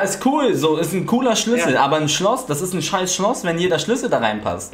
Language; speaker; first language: German; native; German